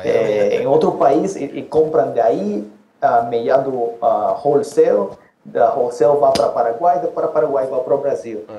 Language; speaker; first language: Portuguese; non-native, fluent; Spanish